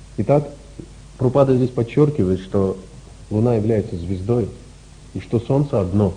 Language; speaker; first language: Russian; native; Russian